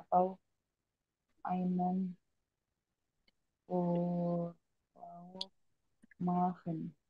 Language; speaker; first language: German; non-native, fluent; Indonesian